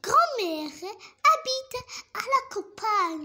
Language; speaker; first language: French; non-native, learner; Arabic